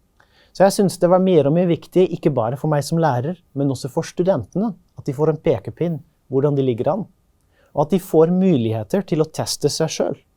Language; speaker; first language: Norwegian; non-native, fluent; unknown